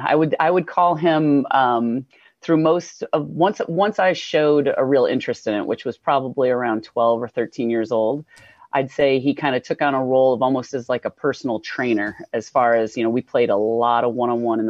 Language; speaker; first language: English; native; English